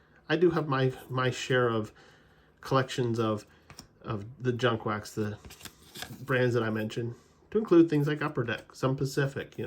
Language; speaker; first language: English; native; English